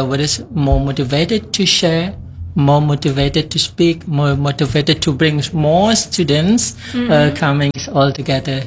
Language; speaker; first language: English; non-native, fluent; Indonesian